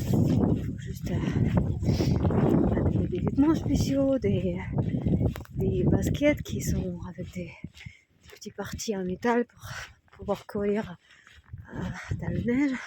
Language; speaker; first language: French; non-native, fluent; Russian